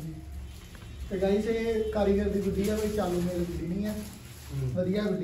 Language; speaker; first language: Hindi; non-native, local second language; Punjabi